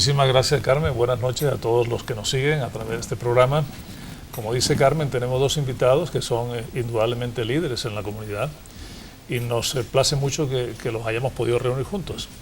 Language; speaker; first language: Spanish; native; Spanish